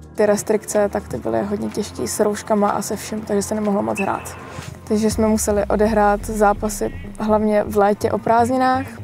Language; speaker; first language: Czech; native; Czech